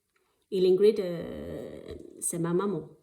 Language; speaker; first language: French; non-native, fluent; English